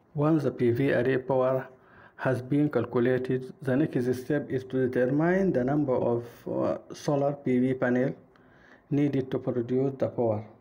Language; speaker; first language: English; non-native, fluent; Arabic